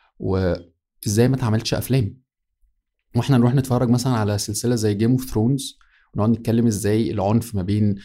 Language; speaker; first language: Arabic; native; Arabic